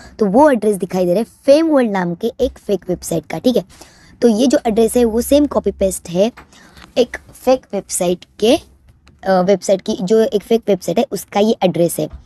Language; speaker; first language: Hindi; native; Hindi